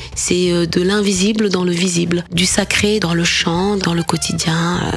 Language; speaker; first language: French; non-native, local second language; Wolof